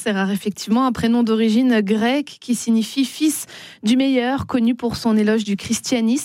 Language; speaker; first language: French; native; French